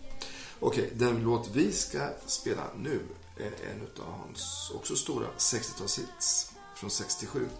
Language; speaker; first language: Swedish; native; Swedish